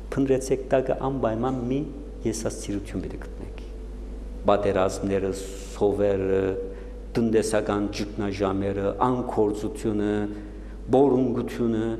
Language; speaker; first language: Armenian; early bilingual, heritage; Armenian